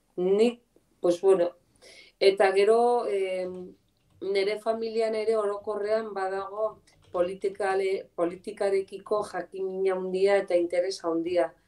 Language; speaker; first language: Basque; non-native, local second language; Spanish